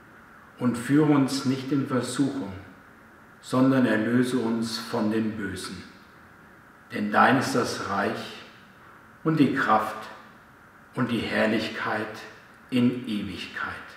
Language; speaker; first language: German; native; German